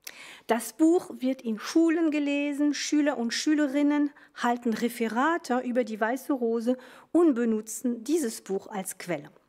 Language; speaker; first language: German; non-native, fluent; French